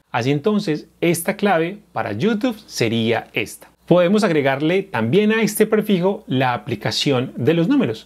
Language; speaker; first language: Spanish; native; Spanish